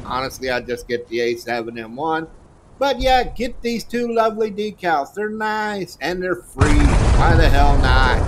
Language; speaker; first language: English; native; English